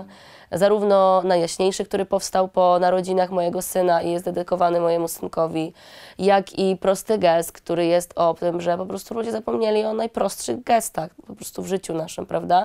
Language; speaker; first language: Polish; native; Polish